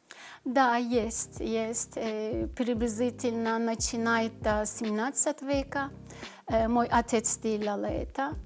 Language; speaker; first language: Russian; non-native, learner; Turkish